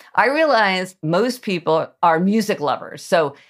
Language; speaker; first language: English; native; English